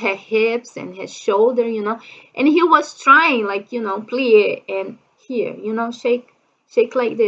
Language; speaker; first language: English; non-native, fluent; Portuguese